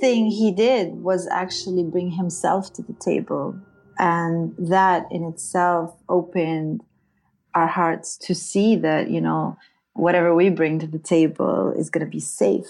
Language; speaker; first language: English; non-native, fluent; Arabic